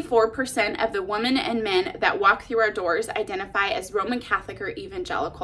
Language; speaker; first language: English; native; English